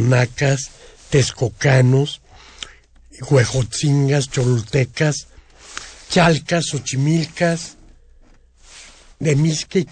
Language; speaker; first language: Spanish; native; Spanish